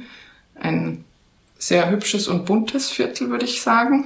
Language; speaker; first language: German; native; German